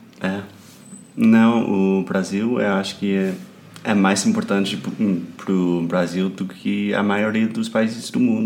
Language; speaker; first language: Portuguese; non-native, fluent; English